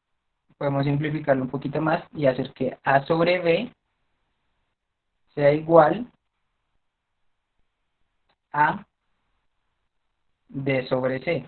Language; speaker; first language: Spanish; native; Spanish